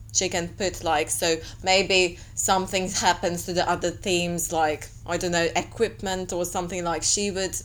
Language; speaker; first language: English; non-native, fluent; Latvian